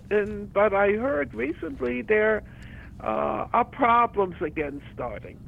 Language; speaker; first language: English; early bilingual, other home language; German